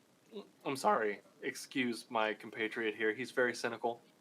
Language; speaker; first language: English; native; English